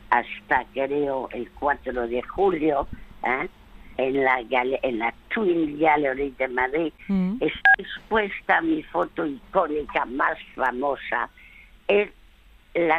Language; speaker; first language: Spanish; early bilingual, other home language; French